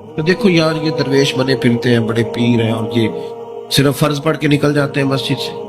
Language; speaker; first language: Urdu; non-native, local second language; Punjabi